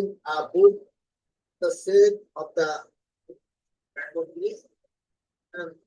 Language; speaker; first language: English; non-native, learner; Bangla